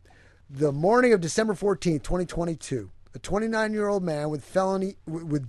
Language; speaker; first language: English; native; English